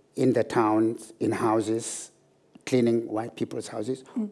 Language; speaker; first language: English; non-native, local second language; Zulu